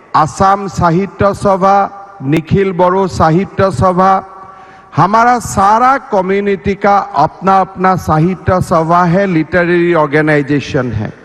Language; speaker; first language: Hindi; non-native, local second language; Assamese